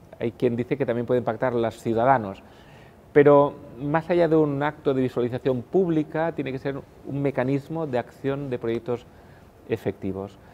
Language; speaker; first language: Spanish; non-native, local second language; Catalan